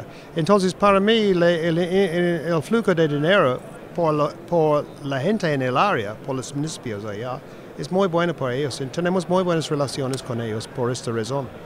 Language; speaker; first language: Spanish; non-native, fluent; English